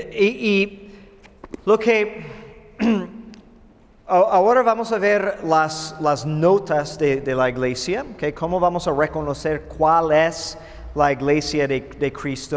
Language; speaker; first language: Spanish; non-native, fluent; English